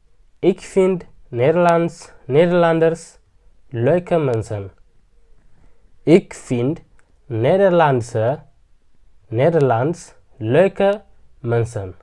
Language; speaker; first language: Dutch; non-native, learner; Tigrinya